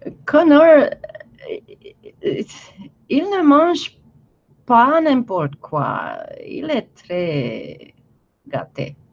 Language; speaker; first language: French; non-native, fluent; Romanian